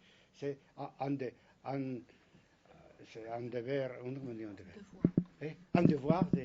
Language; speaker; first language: French; non-native, fluent; Spanish